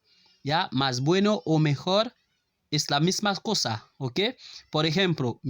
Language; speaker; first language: Spanish; non-native, learner; Haitian Creole